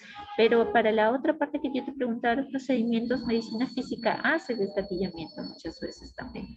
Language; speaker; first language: Spanish; native; Spanish